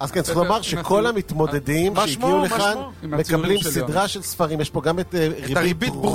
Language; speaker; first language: Hebrew; native; Hebrew